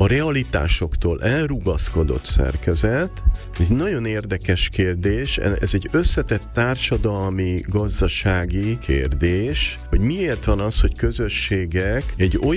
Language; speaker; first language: Hungarian; native; Hungarian